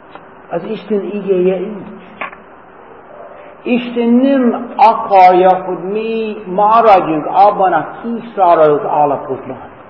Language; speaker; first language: Hungarian; non-native, fluent; English